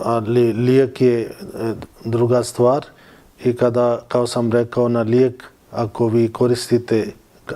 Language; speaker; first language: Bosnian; non-native, learner; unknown